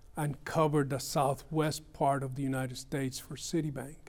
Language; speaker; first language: English; early bilingual, other home language; Spanish